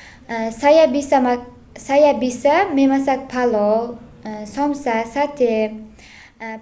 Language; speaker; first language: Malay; non-native, learner; Uzbek